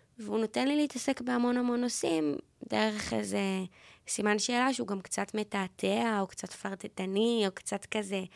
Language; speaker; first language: Hebrew; native; Hebrew